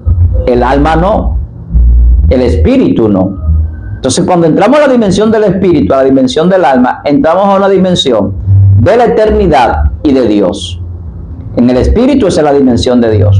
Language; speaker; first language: Spanish; native; Spanish